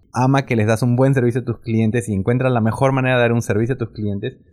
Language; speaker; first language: Spanish; native; Spanish